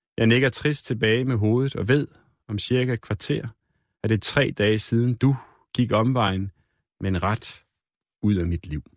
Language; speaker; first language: Danish; native; Danish